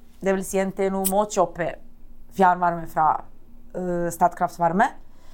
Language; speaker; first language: Norwegian; non-native, fluent; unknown